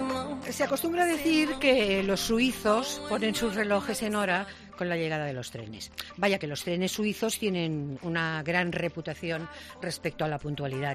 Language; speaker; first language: Spanish; native; Spanish